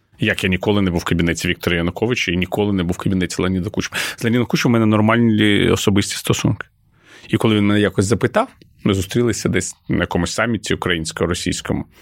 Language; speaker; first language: Ukrainian; non-native, local second language; Russian